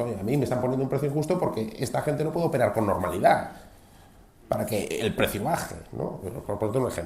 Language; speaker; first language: Spanish; native; Spanish